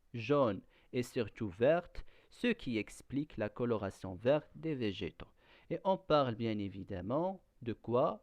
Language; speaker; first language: French; non-native, local second language; Arabic